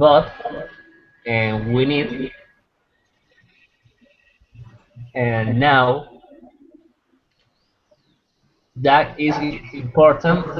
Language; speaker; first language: English; non-native, learner; Spanish